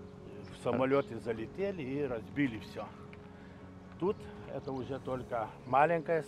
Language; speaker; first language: Russian; non-native, local second language; Lithuanian